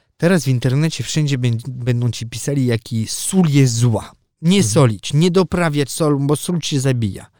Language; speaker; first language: Polish; early bilingual, heritage; Polish